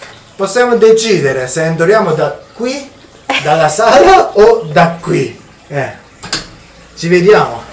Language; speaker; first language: Italian; non-native, learner; Japanese